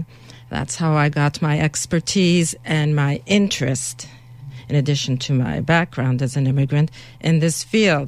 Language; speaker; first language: English; native; English